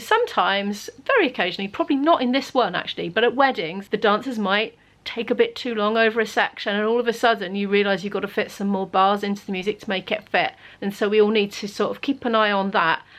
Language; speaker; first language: English; native; English